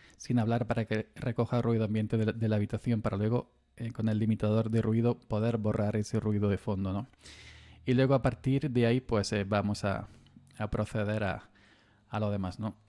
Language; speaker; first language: Spanish; native; Spanish